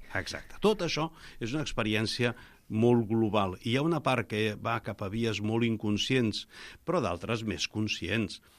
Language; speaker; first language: Catalan; native; Catalan